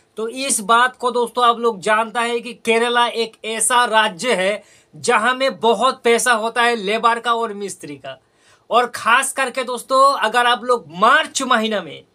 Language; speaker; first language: Hindi; non-native, local second language; Bangla